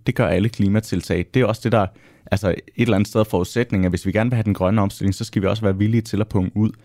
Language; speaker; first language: Danish; native; Danish